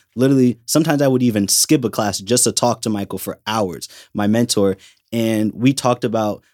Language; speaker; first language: English; native; English